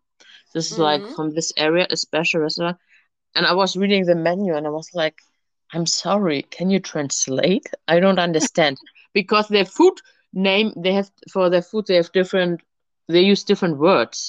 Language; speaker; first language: English; non-native, fluent; German